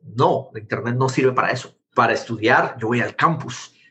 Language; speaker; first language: Spanish; native; Spanish